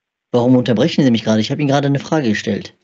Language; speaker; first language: German; native; German